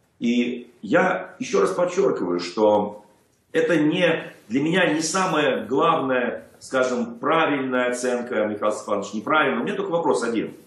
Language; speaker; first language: Russian; native; Russian